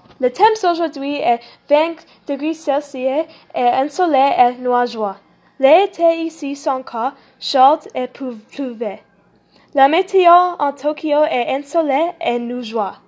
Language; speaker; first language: French; non-native, learner; English